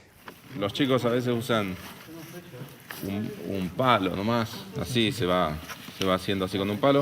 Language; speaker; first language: Spanish; native; Spanish